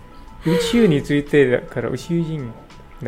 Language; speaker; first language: Japanese; non-native, learner; English